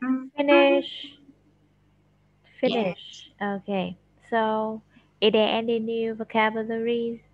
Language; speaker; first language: English; non-native, fluent; Vietnamese